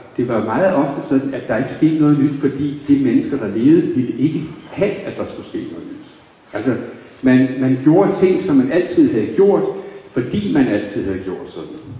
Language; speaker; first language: Danish; native; Danish